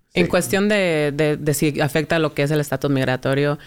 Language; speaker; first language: Spanish; early bilingual, heritage; Spanish